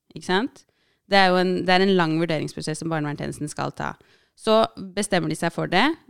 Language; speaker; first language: Norwegian; early bilingual, other home language; Arabic